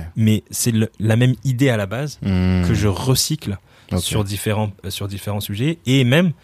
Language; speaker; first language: French; native; French